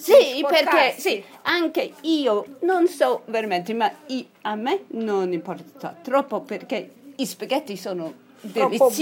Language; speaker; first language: Italian; non-native, learner; English